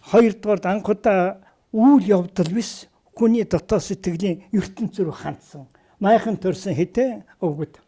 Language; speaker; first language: Mongolian; native; Mongolian